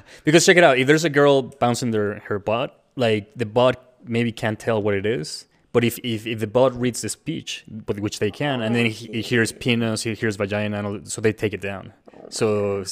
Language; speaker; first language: English; early bilingual, other home language; Spanish